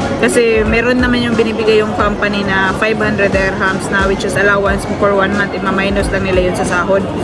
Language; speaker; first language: Filipino; non-native, local second language; Cebuano